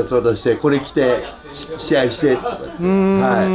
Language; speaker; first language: Japanese; native; Japanese